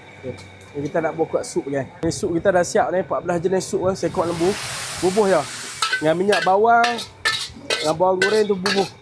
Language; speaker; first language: Malay; native; Malay